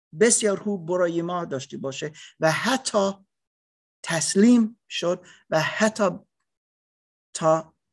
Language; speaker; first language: Persian; non-native, learner; English